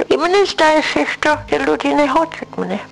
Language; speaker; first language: Belarusian; non-native, learner; English